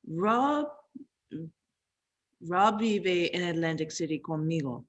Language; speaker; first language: Spanish; non-native, learner; English